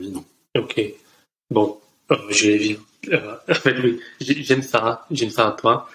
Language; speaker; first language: French; non-native, learner; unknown